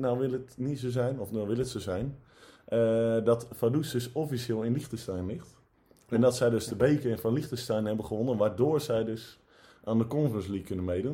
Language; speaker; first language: Dutch; native; Dutch